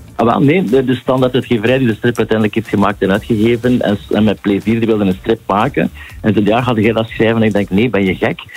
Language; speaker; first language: Dutch; native; Dutch